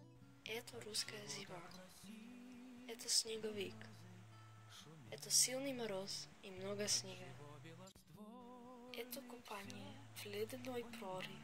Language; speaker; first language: Russian; non-native, fluent; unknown